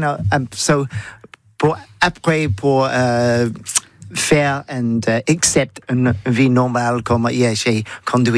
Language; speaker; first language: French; non-native, learner; English